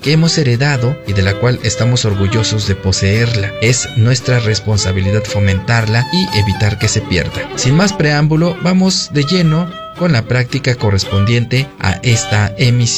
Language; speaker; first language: Spanish; non-native, local second language; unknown